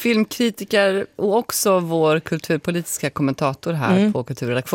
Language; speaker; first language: Swedish; native; Swedish